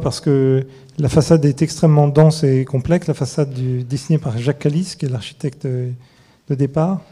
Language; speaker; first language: French; native; French